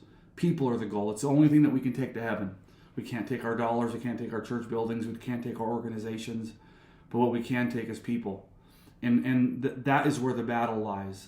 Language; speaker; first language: English; native; English